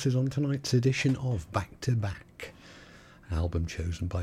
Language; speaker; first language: English; native; English